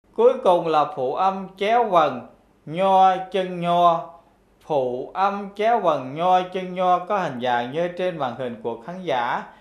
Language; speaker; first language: Vietnamese; non-native, local second language; Khmer